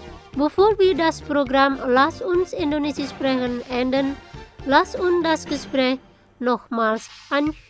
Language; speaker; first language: German; non-native, fluent; Indonesian